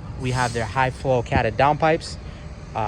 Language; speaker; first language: English; native; English